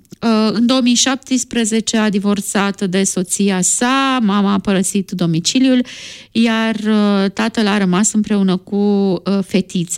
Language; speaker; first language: Romanian; native; Romanian